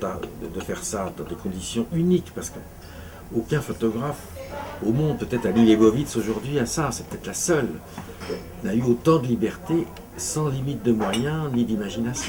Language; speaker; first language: French; native; French